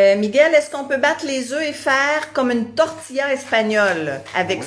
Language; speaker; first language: French; native; French